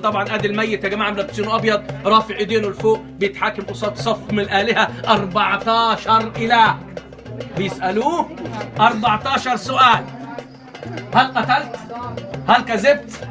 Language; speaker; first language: Arabic; native; Arabic